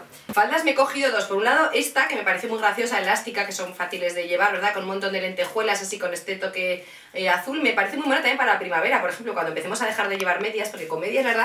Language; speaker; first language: Spanish; native; Spanish